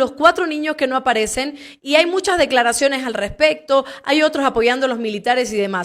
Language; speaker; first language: Spanish; native; Spanish